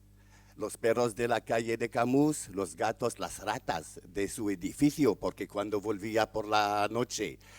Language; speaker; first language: Spanish; non-native, fluent; Arabic